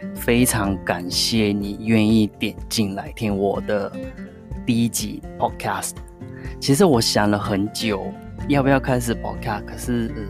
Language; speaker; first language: Chinese; non-native, fluent; Japanese